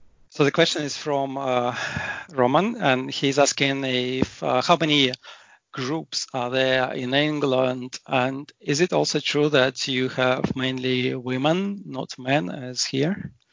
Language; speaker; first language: English; non-native, fluent; Russian